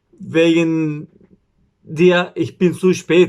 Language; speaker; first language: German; non-native, learner; Turkish